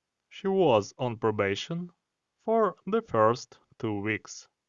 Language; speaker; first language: English; non-native, fluent; Ukrainian